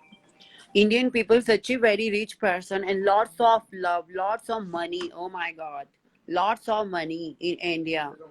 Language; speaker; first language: English; non-native, learner; Hindi